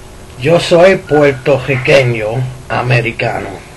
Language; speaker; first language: Spanish; early bilingual, heritage; Spanish